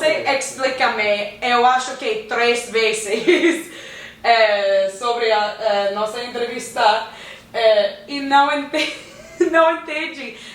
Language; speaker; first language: Portuguese; non-native, learner; English